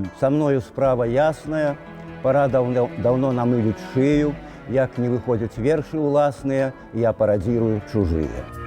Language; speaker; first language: Belarusian; native; Belarusian